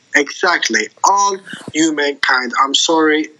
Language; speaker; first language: English; non-native, fluent; Arabic